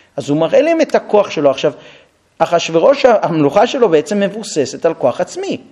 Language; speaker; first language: Hebrew; non-native, fluent; English